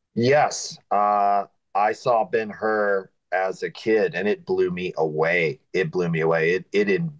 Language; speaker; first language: English; native; English